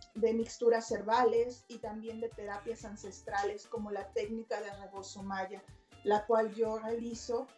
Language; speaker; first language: Spanish; native; Spanish